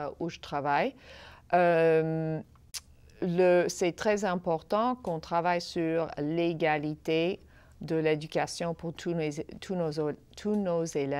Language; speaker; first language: French; non-native, fluent; English